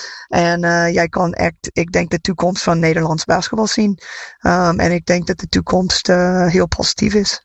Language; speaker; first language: Dutch; non-native, fluent; English